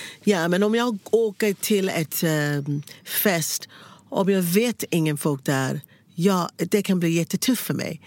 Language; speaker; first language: Swedish; non-native, learner; English